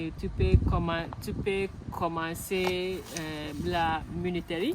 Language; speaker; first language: French; non-native, learner; Akan